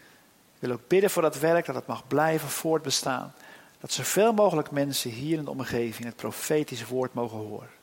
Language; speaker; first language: Dutch; native; Dutch